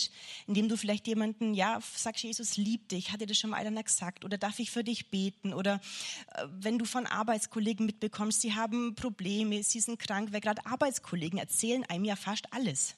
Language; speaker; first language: German; native; German